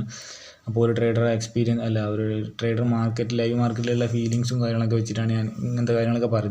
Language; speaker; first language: Malayalam; native; Malayalam